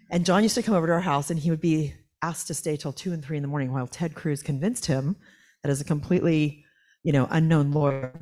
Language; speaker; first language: English; native; English